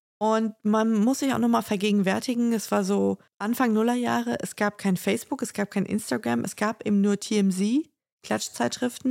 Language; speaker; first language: German; native; German